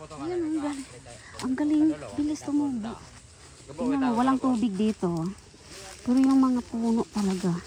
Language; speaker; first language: Filipino; non-native, local second language; Aklanon